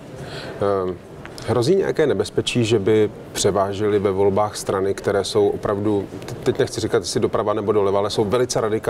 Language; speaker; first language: Czech; native; Czech